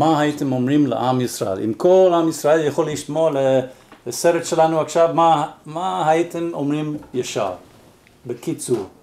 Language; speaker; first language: Hebrew; non-native, fluent; English